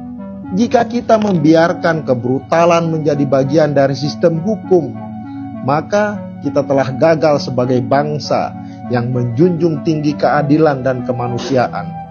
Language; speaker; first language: Indonesian; native; Indonesian